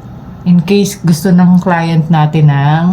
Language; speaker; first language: Filipino; native; Filipino